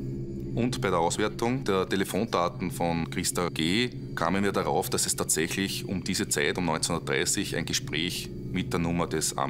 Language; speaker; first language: German; native; German